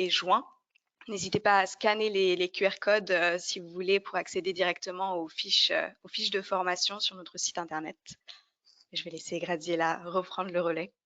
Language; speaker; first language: French; native; French